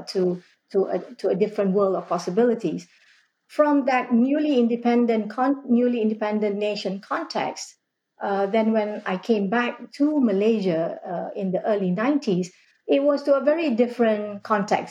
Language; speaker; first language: English; non-native, local second language; Malay